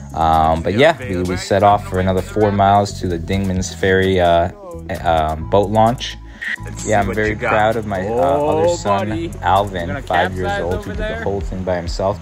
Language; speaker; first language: English; native; English